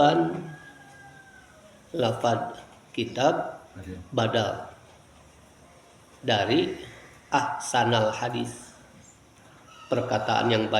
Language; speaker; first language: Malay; non-native, local second language; Sundanese